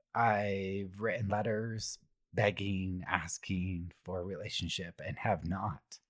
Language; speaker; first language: English; native; English